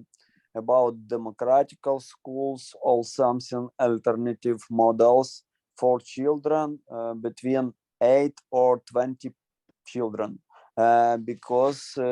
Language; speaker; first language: English; non-native, learner; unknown